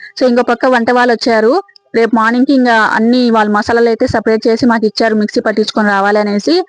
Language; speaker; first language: Telugu; native; Telugu